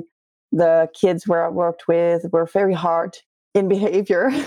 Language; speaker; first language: English; non-native, fluent; Dutch